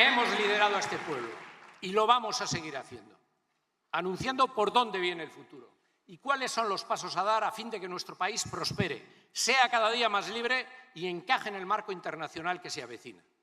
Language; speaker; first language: Spanish; native; Spanish